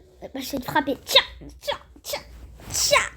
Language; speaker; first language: French; native; French